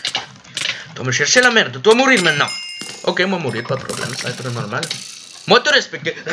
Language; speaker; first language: French; native; French